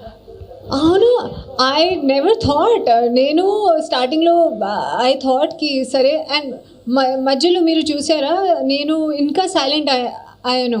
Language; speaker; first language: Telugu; non-native, learner; Hindi